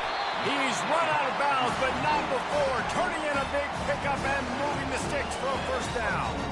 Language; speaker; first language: English; native; English